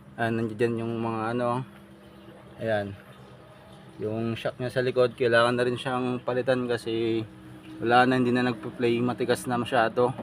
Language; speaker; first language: Filipino; native; Filipino